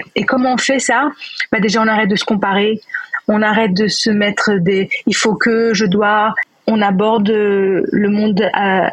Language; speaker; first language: French; native; French